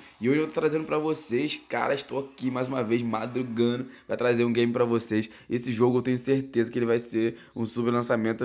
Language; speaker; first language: Portuguese; native; Portuguese